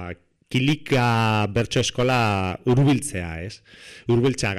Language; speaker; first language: Basque; non-native, local second language; Spanish